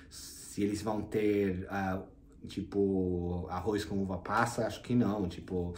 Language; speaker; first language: Portuguese; non-native, fluent; English